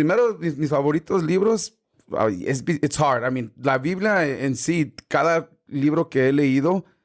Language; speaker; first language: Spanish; early bilingual, heritage; Spanish